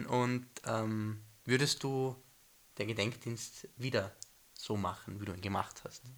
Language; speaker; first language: German; native; German